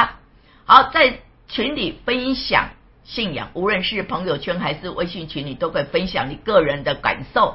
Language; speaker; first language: Chinese; native; Chinese